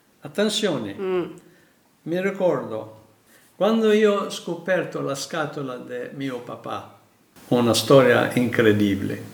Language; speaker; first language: Italian; non-native, learner; Arabic